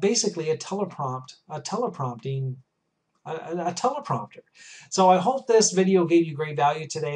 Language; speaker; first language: English; native; English